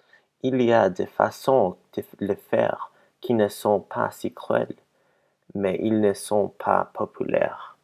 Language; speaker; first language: French; non-native, learner; English